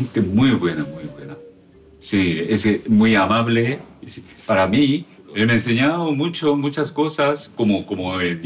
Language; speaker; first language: Spanish; non-native, learner; Korean